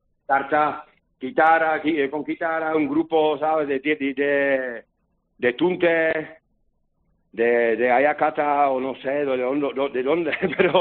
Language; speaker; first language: Spanish; non-native, learner; Czech